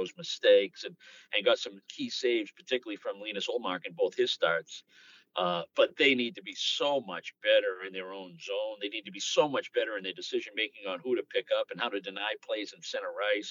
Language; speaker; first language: English; native; English